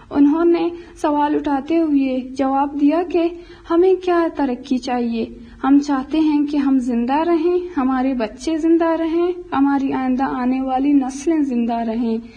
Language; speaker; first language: Urdu; non-native, local second language; Baluchi